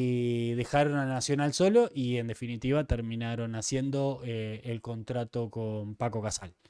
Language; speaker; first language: Spanish; native; Spanish